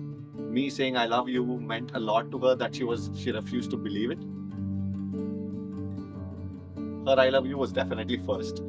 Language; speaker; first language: English; non-native, local second language; Telugu